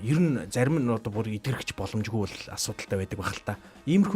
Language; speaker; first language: Mongolian; native; Mongolian